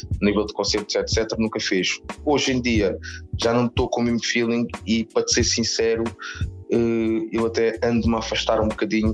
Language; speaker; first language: Portuguese; native; Portuguese